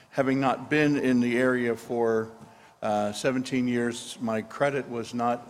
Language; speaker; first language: English; native; English